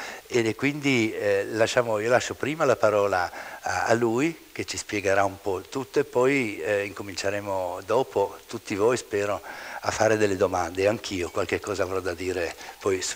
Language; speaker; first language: Italian; native; Italian